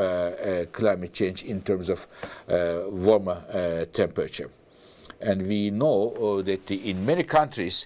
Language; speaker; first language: English; non-native, fluent; Turkish